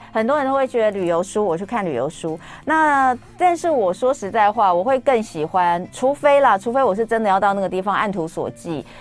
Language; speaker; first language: Chinese; native; Chinese